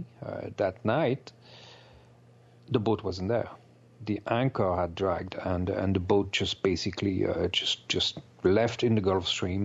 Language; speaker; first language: English; non-native, fluent; French